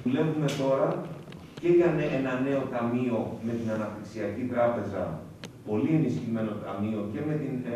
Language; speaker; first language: Greek; native; Greek